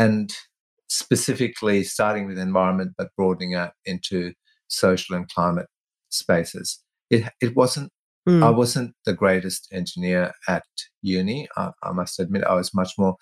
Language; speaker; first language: English; non-native, local second language; Tamil